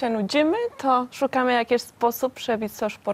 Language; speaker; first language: Polish; non-native, learner; Spanish